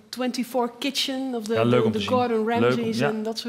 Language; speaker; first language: Dutch; native; Dutch